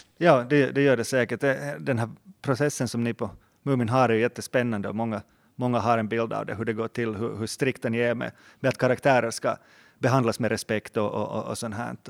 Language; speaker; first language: Swedish; native; Swedish